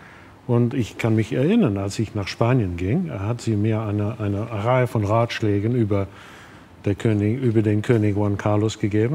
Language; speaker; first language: German; non-native, fluent; English